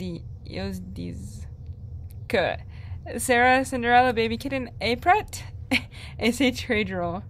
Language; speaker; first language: French; non-native, learner; English